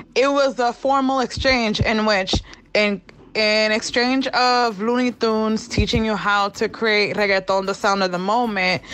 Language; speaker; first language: English; early bilingual, other home language; Spanish